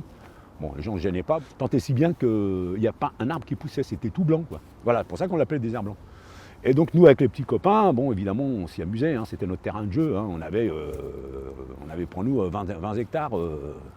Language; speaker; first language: French; native; French